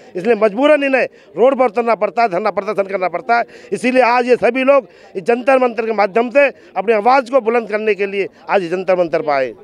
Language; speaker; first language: Hindi; native; Hindi